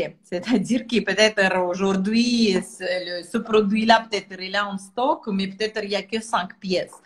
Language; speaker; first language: French; non-native, fluent; Russian